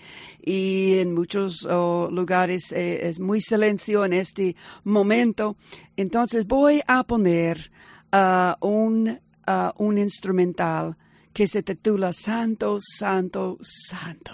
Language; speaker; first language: Spanish; early bilingual, heritage; Spanish